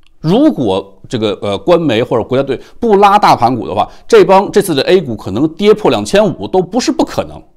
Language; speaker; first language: Chinese; native; Chinese